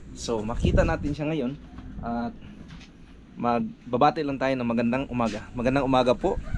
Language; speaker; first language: Filipino; non-native, local second language; Cebuano